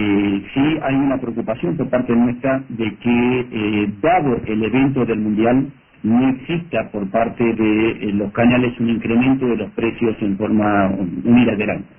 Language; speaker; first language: Spanish; native; Spanish